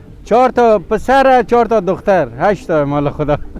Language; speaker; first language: Persian; native; Persian